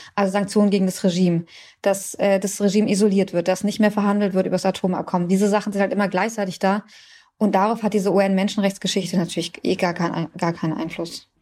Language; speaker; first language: German; early bilingual, other home language; Persian